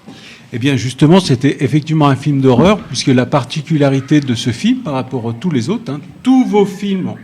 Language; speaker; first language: French; native; French